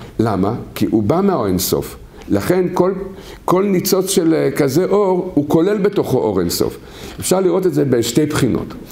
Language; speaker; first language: Hebrew; native; Hebrew